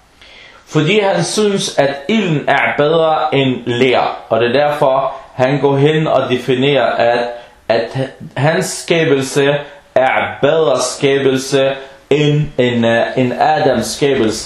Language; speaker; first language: Danish; early bilingual, other home language; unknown